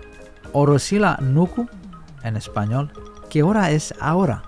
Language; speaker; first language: Spanish; non-native, fluent; Indonesian